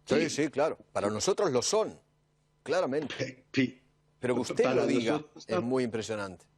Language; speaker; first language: Spanish; native; Spanish